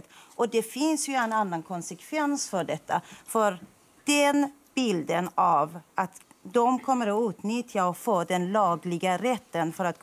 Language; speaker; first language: Swedish; non-native, fluent; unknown